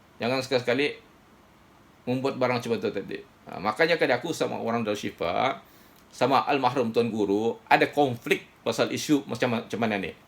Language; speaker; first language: Malay; native; Malay